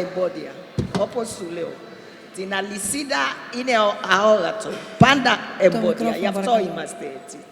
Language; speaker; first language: Greek; non-native, learner; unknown